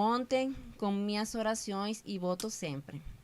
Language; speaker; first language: Portuguese; non-native, fluent; Spanish